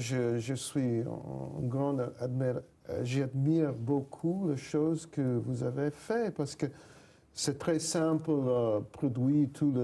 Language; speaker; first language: French; non-native, fluent; English